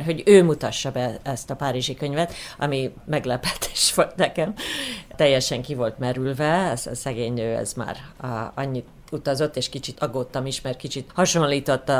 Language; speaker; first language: Hungarian; early bilingual, heritage; Hungarian